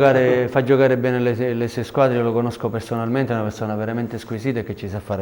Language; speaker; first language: Italian; native; Italian